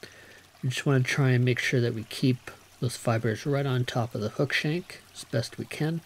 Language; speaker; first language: English; native; English